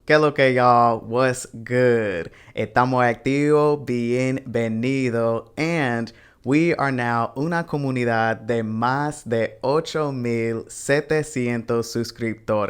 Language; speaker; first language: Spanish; non-native, fluent; English